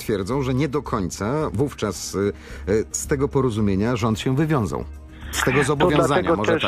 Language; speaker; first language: Polish; native; Polish